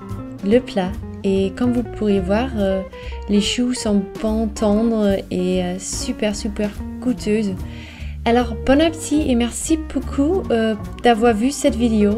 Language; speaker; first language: French; non-native, fluent; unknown